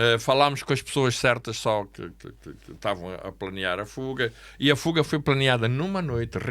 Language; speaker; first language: Portuguese; native; Portuguese